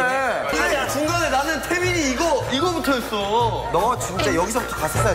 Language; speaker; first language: Korean; native; Korean